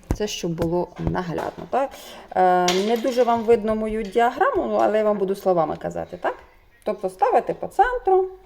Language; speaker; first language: Ukrainian; non-native, local second language; Russian